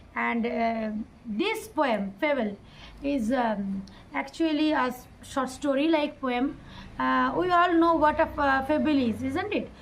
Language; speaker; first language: English; non-native, local second language; Bangla